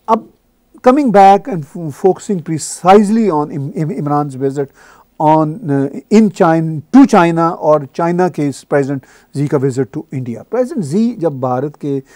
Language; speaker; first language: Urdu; native; Urdu